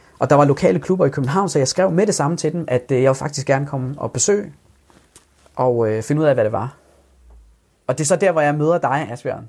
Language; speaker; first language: Danish; early bilingual, other home language; Persian